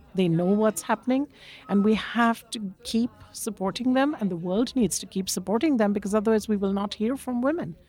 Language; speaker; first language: English; non-native, local second language; Bangla